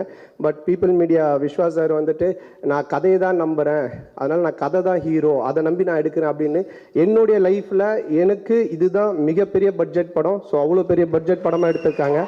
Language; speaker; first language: Tamil; native; Tamil